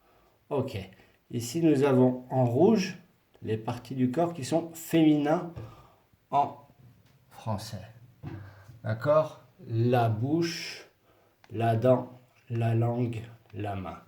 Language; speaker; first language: French; non-native, fluent; Spanish